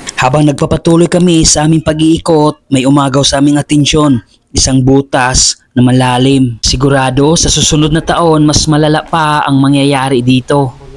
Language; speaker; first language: Filipino; non-native, local second language; Cebuano